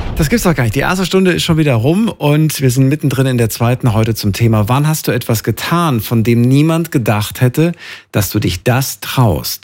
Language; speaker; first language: German; native; German